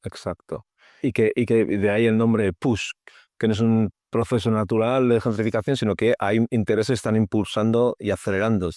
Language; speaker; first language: Spanish; native; Spanish